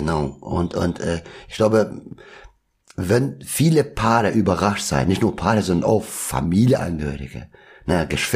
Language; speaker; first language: German; non-native, local second language; Albanian